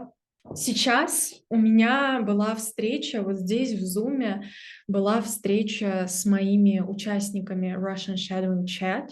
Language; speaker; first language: Russian; native; Russian